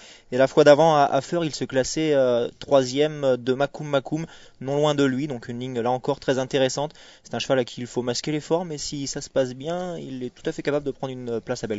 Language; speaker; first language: French; native; French